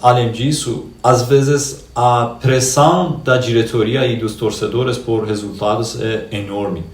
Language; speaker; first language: Portuguese; non-native, fluent; Persian